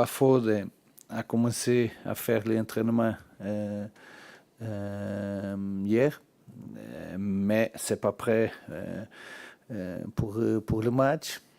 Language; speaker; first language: French; non-native, learner; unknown